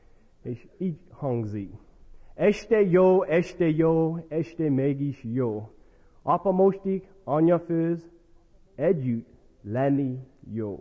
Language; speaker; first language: Hungarian; non-native, fluent; English